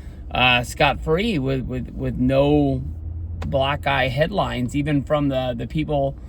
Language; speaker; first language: English; native; English